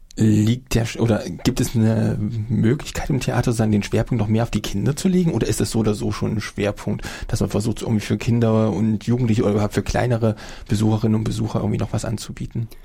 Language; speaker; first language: German; native; German